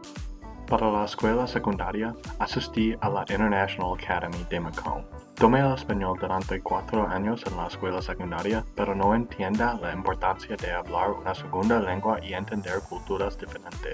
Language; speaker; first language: Spanish; non-native, learner; English